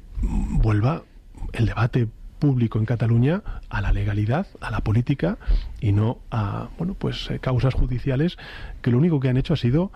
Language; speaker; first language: Spanish; native; Spanish